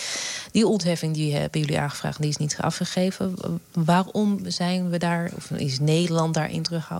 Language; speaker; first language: Dutch; native; Dutch